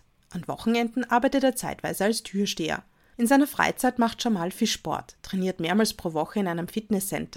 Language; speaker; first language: German; native; German